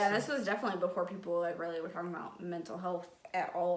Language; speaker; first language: English; native; English